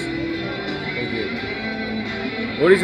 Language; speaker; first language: English; non-native, learner; Korean